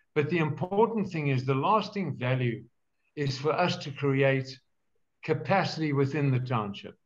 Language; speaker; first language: English; native; English